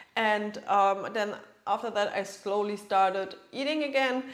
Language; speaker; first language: English; non-native, fluent; German